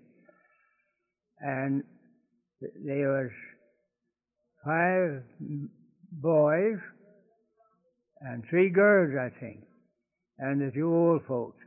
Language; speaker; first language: English; native; English